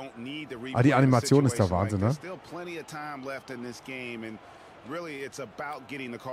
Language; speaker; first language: German; native; German